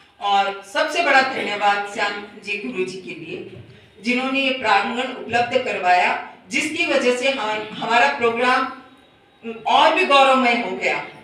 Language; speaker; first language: Hindi; native; Hindi